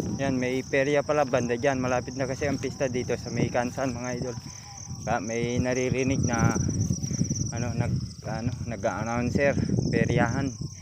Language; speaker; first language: Filipino; native; Filipino